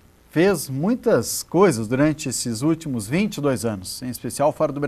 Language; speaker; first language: Portuguese; native; Portuguese